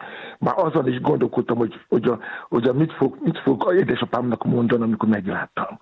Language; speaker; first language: Hungarian; non-native, learner; Yoruba